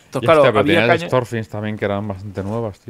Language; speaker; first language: Spanish; native; Spanish